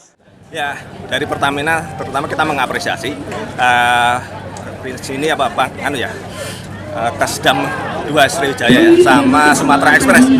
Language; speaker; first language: Indonesian; native; Indonesian